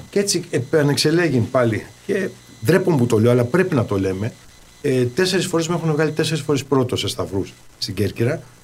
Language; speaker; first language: Greek; early bilingual, heritage; Greek